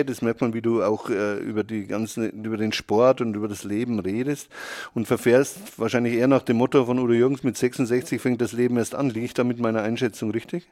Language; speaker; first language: German; native; German